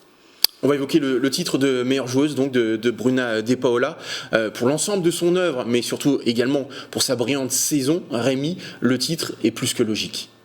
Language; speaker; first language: French; native; French